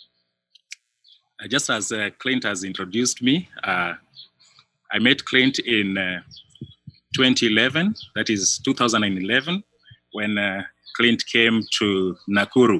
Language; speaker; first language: English; non-native, local second language; Luo (Kenya and Tanzania)